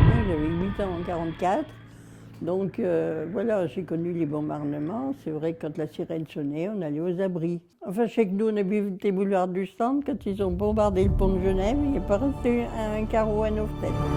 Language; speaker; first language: French; native; French